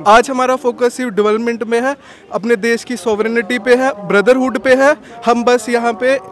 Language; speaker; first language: Hindi; native; Hindi